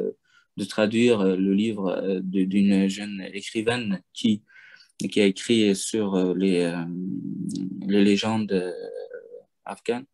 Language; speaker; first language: French; non-native, fluent; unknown